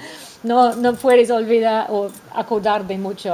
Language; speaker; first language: Spanish; non-native, fluent; English